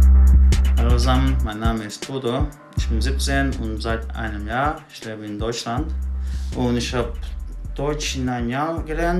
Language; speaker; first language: German; non-native, learner; Turkish